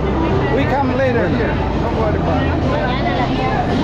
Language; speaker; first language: English; non-native, learner; Spanish